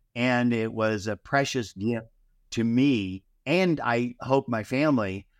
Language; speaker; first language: English; native; English